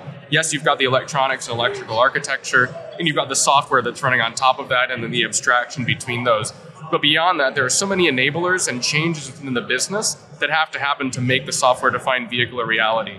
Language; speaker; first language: English; native; English